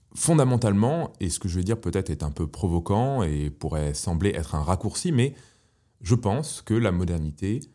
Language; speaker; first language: French; native; French